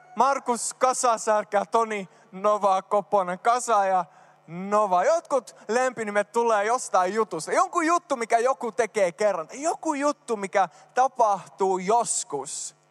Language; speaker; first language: Finnish; early bilingual, heritage; Finnish